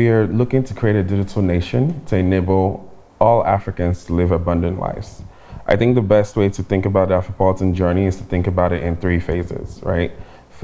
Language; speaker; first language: English; non-native, local second language; Igbo